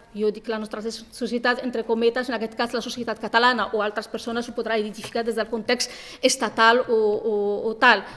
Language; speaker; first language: Catalan; non-native, fluent; Arabic